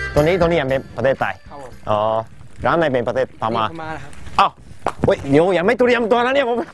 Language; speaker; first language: Thai; non-native, fluent; Japanese